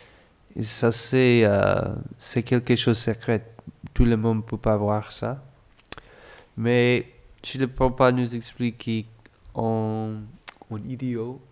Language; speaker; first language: French; non-native, fluent; English